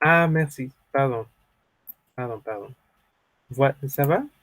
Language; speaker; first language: French; non-native, fluent; Spanish